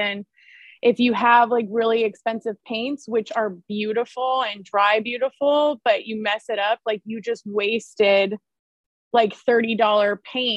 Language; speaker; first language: English; native; English